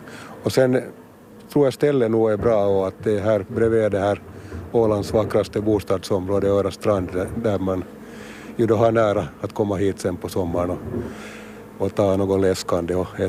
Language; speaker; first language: Swedish; native; Swedish